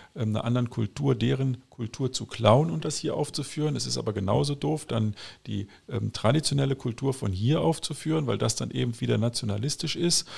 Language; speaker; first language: German; native; German